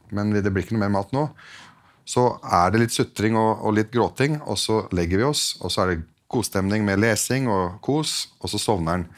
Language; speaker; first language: Norwegian; early bilingual, other home language; Arabic